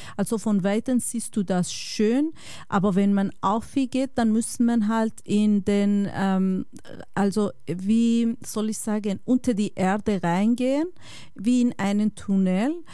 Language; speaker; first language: German; non-native, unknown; Bosnian